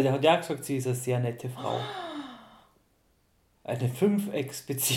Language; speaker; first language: German; native; German